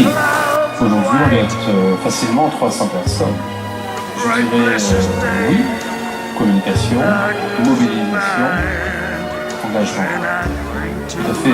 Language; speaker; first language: French; native; French